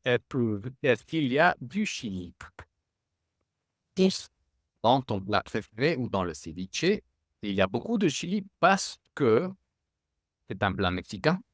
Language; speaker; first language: French; non-native, fluent; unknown